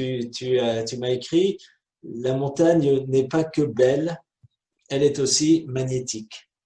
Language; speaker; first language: French; native; French